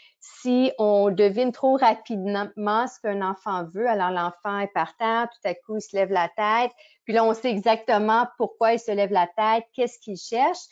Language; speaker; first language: French; native; French